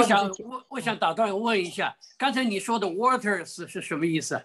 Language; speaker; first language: Chinese; native; Chinese